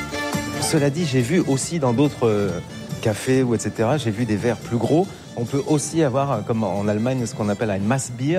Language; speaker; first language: French; native; French